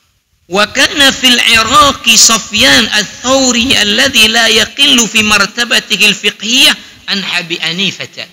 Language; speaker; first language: Arabic; non-native, fluent; Achinese